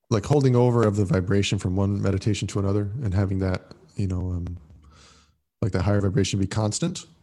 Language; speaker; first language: English; early bilingual, other home language; Italian